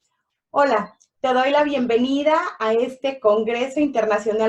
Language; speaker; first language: Spanish; native; Spanish